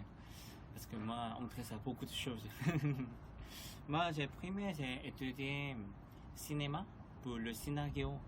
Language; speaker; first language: French; non-native, learner; Korean